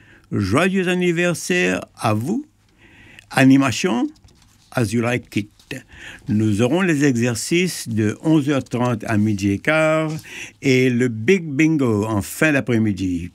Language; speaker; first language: French; non-native, local second language; Morisyen